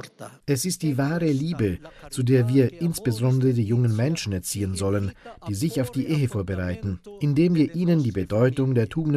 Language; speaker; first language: German; native; German